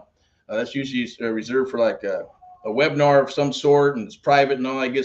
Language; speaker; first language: English; native; English